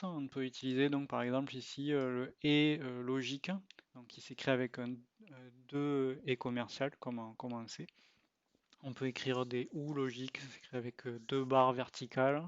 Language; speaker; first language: French; native; French